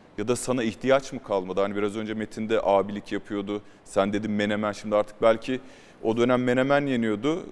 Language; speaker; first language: Turkish; native; Turkish